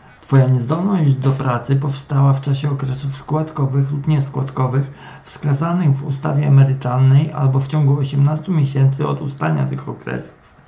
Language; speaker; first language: Polish; native; Polish